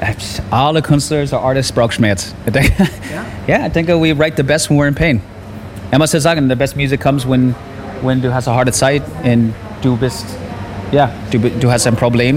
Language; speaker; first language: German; non-native, learner; English